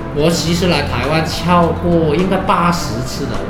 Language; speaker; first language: Chinese; non-native, fluent; Cantonese